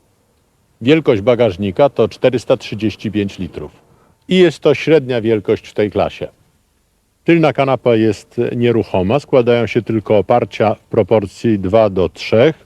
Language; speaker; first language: Polish; native; Polish